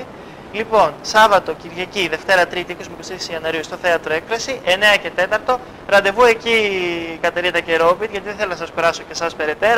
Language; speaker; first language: Greek; native; Greek